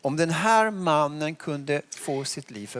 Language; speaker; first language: Swedish; native; Swedish